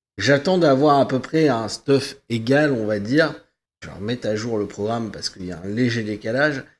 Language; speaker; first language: French; native; French